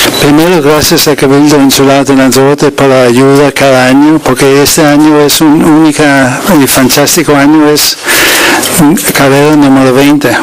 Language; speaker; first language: Spanish; non-native, learner; Danish